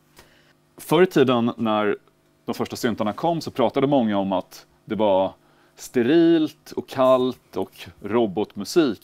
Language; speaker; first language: Swedish; native; Swedish